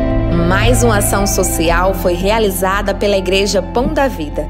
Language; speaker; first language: Portuguese; native; Portuguese